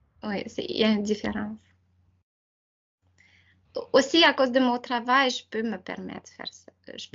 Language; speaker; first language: French; non-native, fluent; Ukrainian